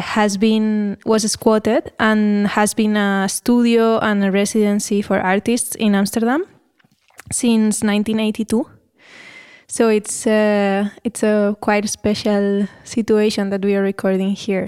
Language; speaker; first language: English; non-native, fluent; Spanish